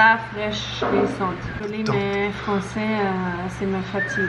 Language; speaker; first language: French; non-native, learner; Filipino